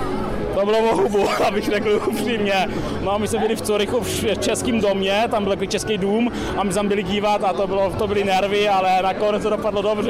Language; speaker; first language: Czech; early bilingual, heritage; Czech